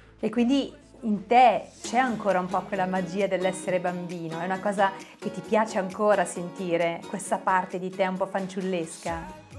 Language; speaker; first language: Italian; native; Italian